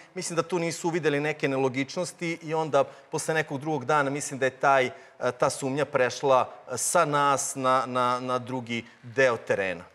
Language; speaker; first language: Croatian; native; Croatian